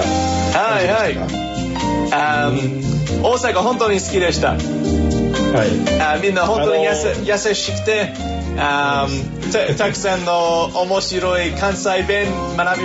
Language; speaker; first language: Japanese; non-native, fluent; English